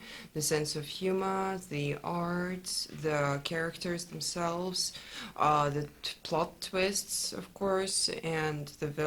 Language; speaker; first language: English; non-native, fluent; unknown